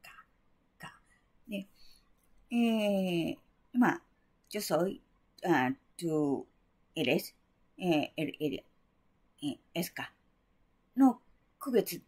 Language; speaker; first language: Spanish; non-native, learner; Japanese